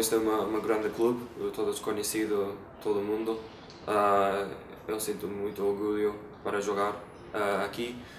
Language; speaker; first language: Portuguese; non-native, learner; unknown